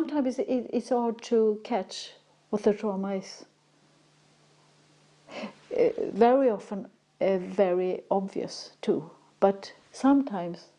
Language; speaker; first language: English; non-native, fluent; Swedish